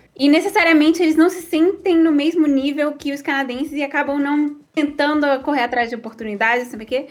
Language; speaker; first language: Portuguese; early bilingual, other home language; Spanish